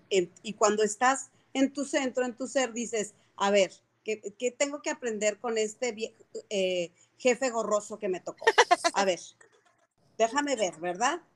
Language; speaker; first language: Spanish; native; Spanish